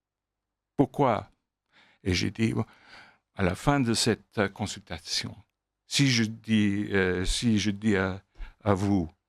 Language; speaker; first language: French; non-native, fluent; English